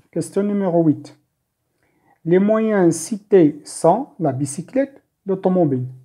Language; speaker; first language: French; non-native, local second language; Arabic